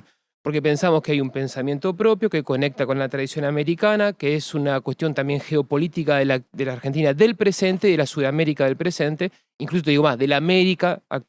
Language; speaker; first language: Spanish; native; Spanish